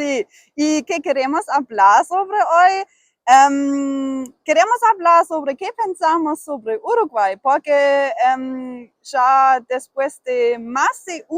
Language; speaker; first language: Spanish; non-native, fluent; German